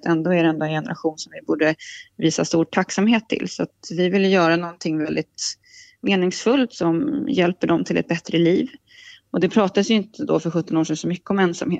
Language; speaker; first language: Swedish; native; Swedish